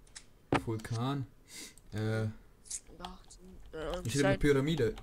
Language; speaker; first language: German; native; German